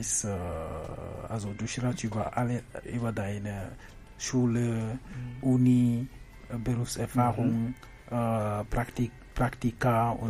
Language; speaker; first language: German; non-native, fluent; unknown